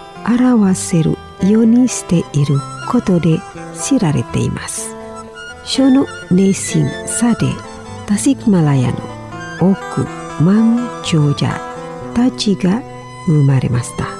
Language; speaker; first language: Japanese; non-native, fluent; Indonesian